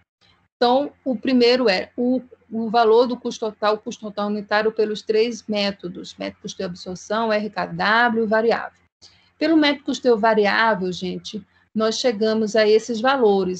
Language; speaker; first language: Portuguese; native; Portuguese